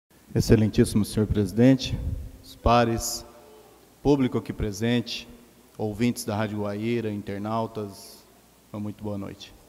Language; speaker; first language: Portuguese; native; Portuguese